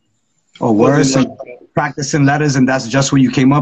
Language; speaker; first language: English; native; English